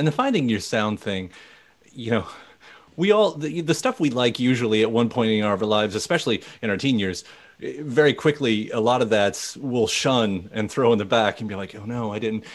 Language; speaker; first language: English; native; English